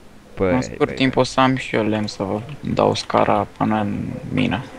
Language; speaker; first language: Romanian; native; Romanian